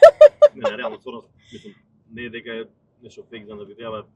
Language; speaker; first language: Macedonian; native; Macedonian